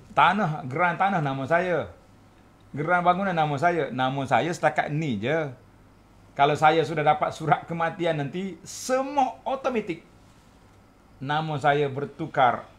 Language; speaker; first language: Malay; native; Malay